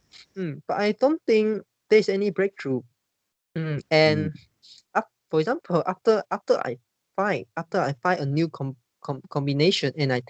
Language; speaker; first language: English; non-native, fluent; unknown